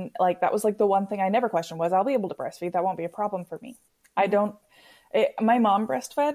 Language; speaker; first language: English; native; English